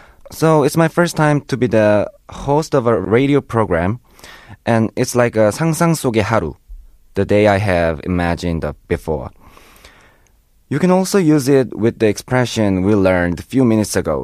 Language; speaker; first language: English; non-native, fluent; Korean